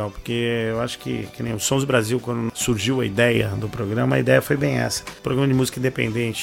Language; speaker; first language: Portuguese; native; Portuguese